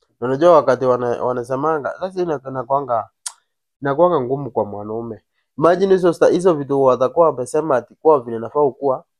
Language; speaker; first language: Swahili; native; Swahili